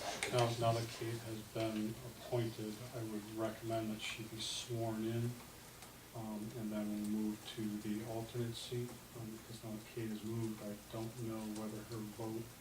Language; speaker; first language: English; native; English